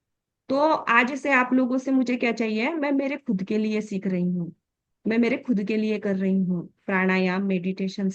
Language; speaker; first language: Hindi; native; Hindi